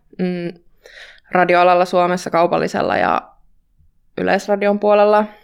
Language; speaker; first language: Finnish; native; Finnish